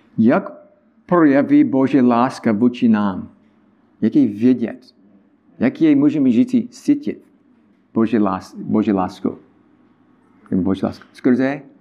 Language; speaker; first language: Czech; non-native, learner; English